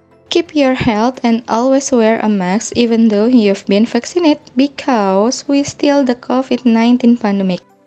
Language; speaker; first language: English; non-native, learner; Indonesian